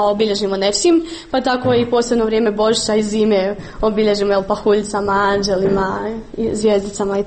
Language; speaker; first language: Serbian; native; Serbian